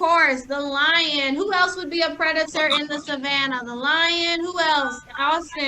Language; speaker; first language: English; native; English